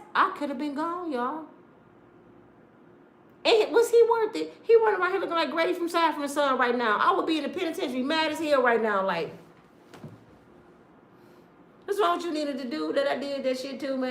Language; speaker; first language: English; native; English